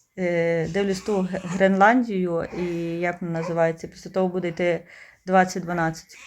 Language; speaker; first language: Ukrainian; native; Ukrainian